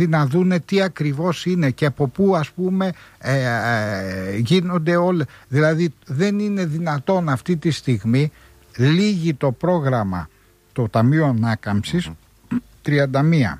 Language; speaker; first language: Greek; native; Greek